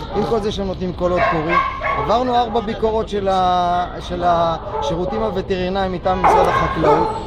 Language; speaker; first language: Hebrew; native; Hebrew